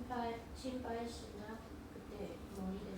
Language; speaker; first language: Japanese; non-native, learner; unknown